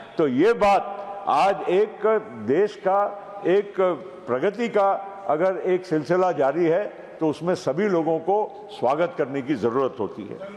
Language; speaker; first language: Hindi; non-native, local second language; Gujarati